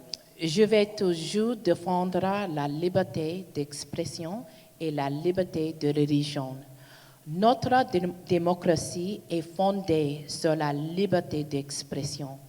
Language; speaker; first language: French; non-native, learner; English